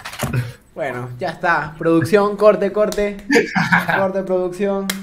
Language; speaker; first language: Spanish; native; Spanish